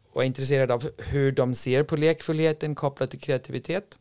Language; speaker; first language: Swedish; non-native, fluent; Icelandic